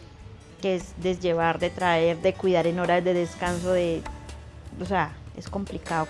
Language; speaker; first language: Spanish; native; Spanish